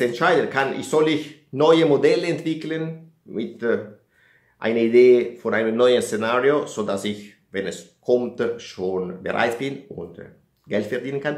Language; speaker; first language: German; non-native, fluent; Italian